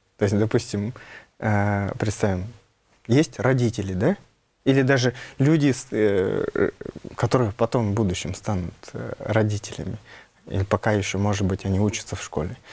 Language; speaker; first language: Russian; non-native, local second language; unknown